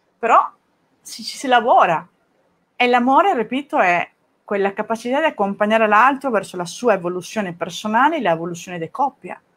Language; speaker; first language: Italian; non-native, fluent; Spanish